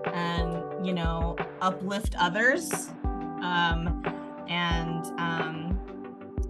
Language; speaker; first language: English; native; English